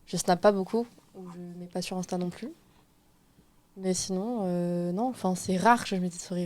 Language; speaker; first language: French; native; French